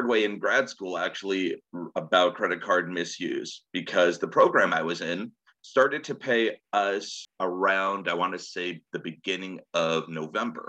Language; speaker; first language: English; native; English